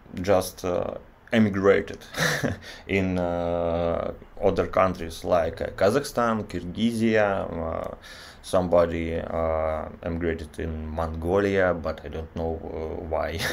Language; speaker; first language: English; non-native, learner; Russian